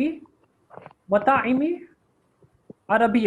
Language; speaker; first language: Arabic; non-native, fluent; Hindi